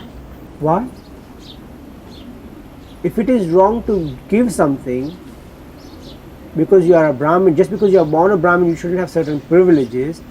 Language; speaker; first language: English; early bilingual, heritage; Gujarati